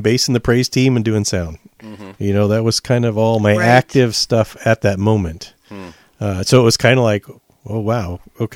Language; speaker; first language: English; native; English